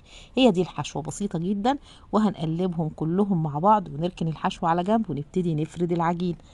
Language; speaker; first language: Arabic; native; Arabic